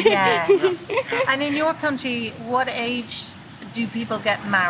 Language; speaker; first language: English; native; English